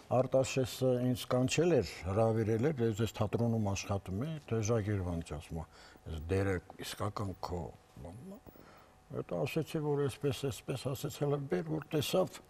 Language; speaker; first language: Armenian; native; Armenian